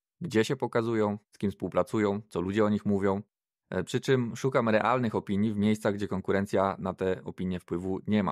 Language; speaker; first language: Polish; native; Polish